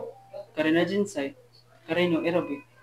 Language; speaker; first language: Japanese; non-native, learner; Filipino